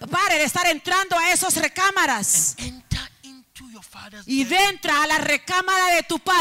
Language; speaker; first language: Spanish; native; Spanish